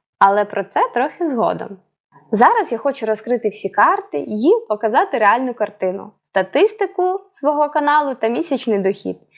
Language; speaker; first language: Ukrainian; non-native, local second language; Russian